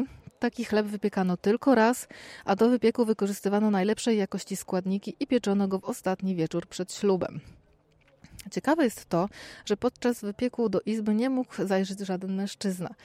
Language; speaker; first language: Polish; native; Polish